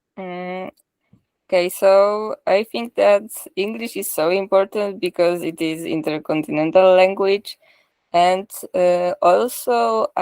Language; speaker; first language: English; non-native, learner; Polish